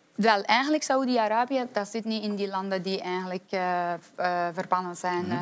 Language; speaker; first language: Dutch; non-native, fluent; Persian